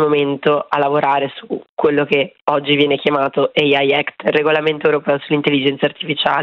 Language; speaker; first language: Italian; native; Italian